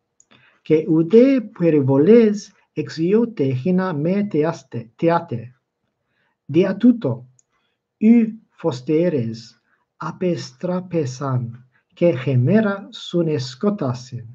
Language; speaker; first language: Greek; non-native, fluent; English